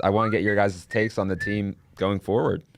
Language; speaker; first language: English; native; English